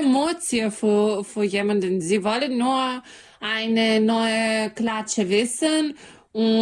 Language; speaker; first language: German; non-native, fluent; Serbian